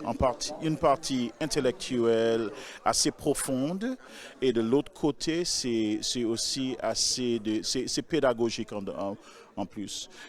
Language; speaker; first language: French; non-native, local second language; English